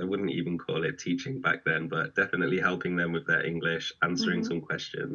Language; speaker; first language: English; native; English